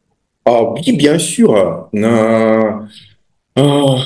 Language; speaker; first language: French; non-native, fluent; Russian